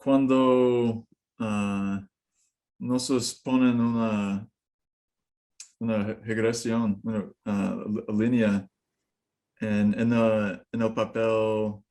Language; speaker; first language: Spanish; non-native, learner; English